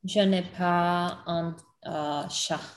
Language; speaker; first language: French; non-native, learner; English